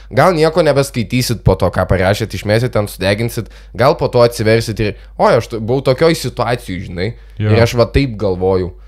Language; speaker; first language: Lithuanian; non-native, local second language; Russian